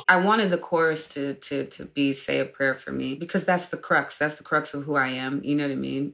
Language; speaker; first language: English; native; English